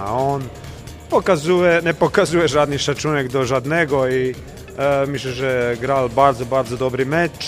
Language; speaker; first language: Polish; non-native, fluent; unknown